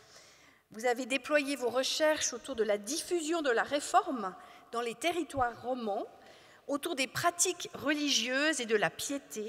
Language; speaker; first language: French; native; French